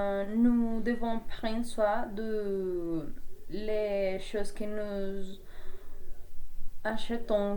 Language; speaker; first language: French; non-native, learner; Spanish